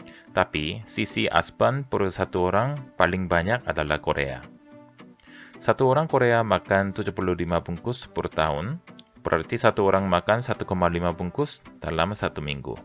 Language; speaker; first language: Indonesian; non-native, fluent; Korean